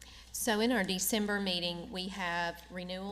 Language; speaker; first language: English; native; English